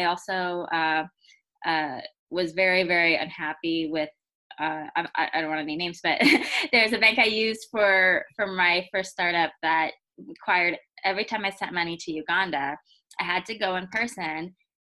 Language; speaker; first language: English; native; English